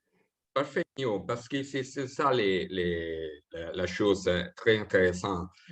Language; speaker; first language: French; non-native, fluent; Italian